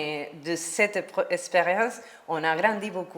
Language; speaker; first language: French; non-native, learner; Spanish